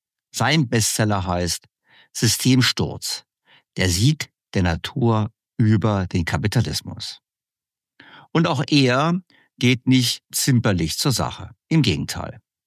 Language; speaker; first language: German; native; German